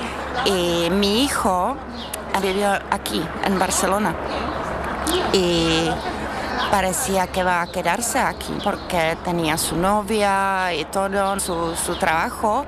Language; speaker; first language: Spanish; non-native, fluent; Czech